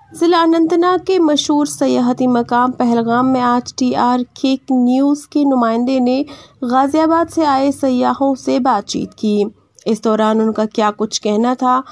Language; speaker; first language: Urdu; non-native, local second language; Kashmiri